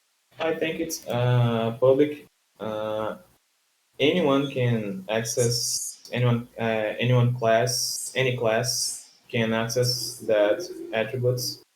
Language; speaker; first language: English; non-native, learner; Portuguese